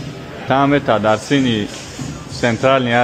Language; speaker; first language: Russian; non-native, local second language; Tajik